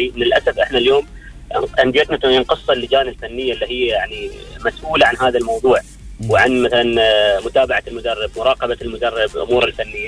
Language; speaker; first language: Arabic; native; Arabic